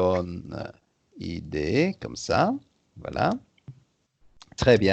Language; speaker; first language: French; native; French